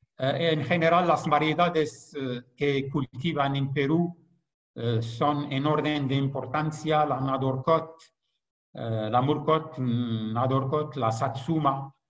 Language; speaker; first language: Spanish; non-native, fluent; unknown